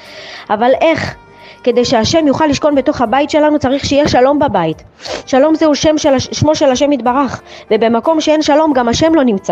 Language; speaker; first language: Hebrew; native; Hebrew